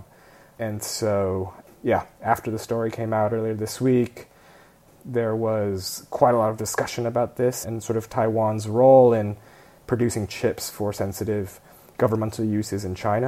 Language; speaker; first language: English; early bilingual, other home language; Chinese